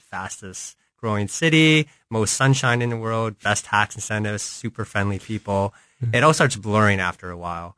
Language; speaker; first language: English; native; English